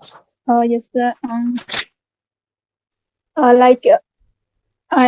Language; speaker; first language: English; non-native, learner; Hindi